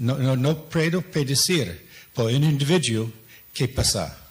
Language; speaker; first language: Spanish; non-native, fluent; English